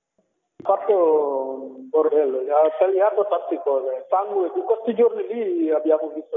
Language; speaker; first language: Italian; non-native, learner; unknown